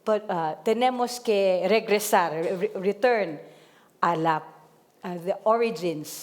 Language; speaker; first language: Spanish; non-native, learner; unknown